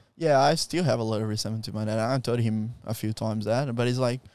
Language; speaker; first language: English; non-native, fluent; Portuguese